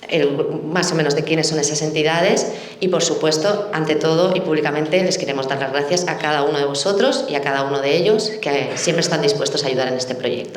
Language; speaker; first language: Spanish; native; Spanish